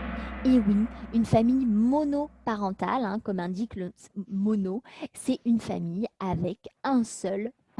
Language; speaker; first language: French; native; French